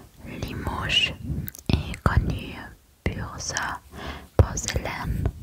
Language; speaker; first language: French; non-native, learner; German